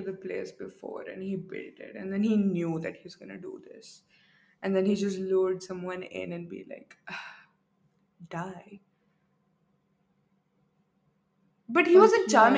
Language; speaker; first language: English; non-native, local second language; Arabic